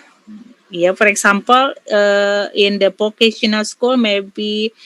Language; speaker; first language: English; non-native, learner; Indonesian